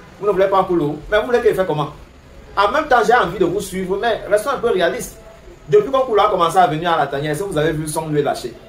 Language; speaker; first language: French; native; French